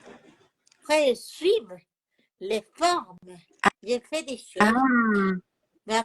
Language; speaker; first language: French; non-native, fluent; Spanish